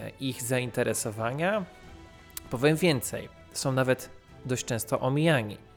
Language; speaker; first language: Polish; early bilingual, heritage; Polish